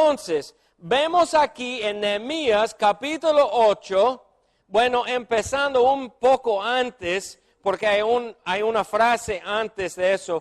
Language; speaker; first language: Spanish; non-native, fluent; English